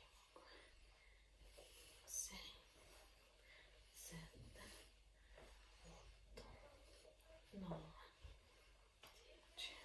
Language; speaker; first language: Italian; non-native, learner; Russian